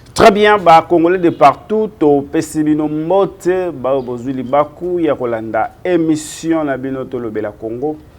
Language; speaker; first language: Lingala; native; Lingala